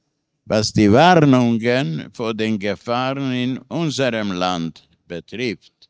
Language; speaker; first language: German; non-native, fluent; Hungarian